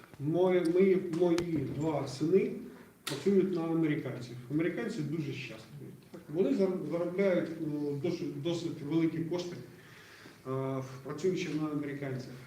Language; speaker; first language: Ukrainian; non-native, local second language; Russian